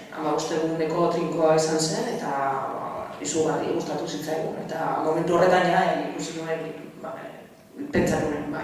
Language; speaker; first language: Basque; non-native, local second language; Spanish